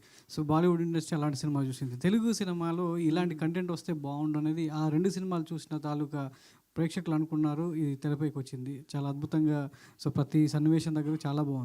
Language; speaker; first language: Telugu; native; Telugu